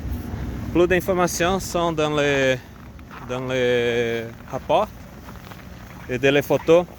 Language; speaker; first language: French; non-native, learner; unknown